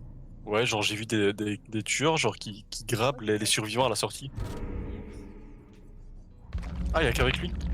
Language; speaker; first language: French; native; French